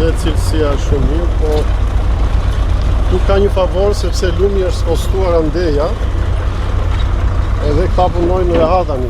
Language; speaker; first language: Albanian; native; Albanian